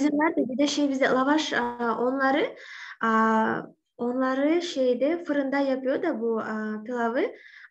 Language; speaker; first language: Turkish; non-native, learner; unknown